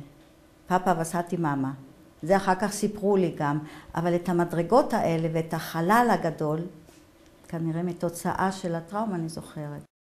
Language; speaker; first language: Hebrew; non-native, fluent; German